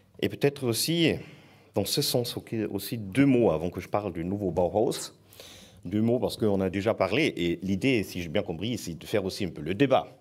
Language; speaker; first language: French; non-native, fluent; German